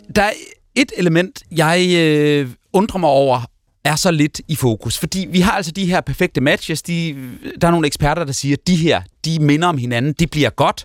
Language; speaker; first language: Danish; native; Danish